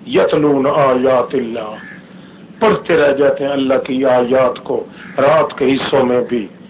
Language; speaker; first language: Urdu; non-native, local second language; Saraiki